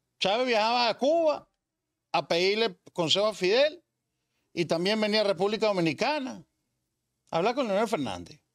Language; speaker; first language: Spanish; native; Spanish